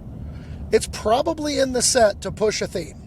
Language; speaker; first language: English; native; English